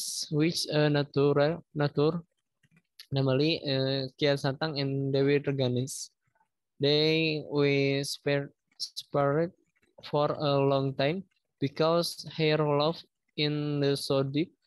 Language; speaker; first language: English; non-native, learner; Indonesian